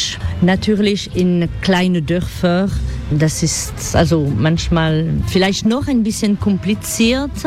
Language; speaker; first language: German; non-native, fluent; French